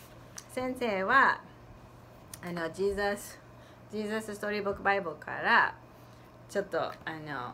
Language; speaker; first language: Japanese; non-native, fluent; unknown